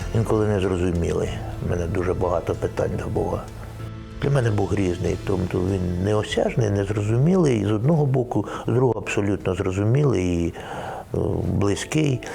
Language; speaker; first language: Ukrainian; native; Ukrainian